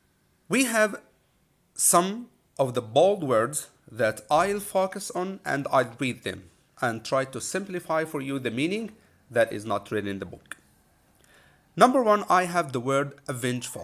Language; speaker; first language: English; non-native, fluent; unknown